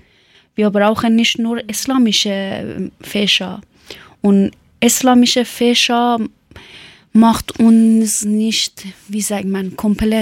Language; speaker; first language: German; non-native, learner; Persian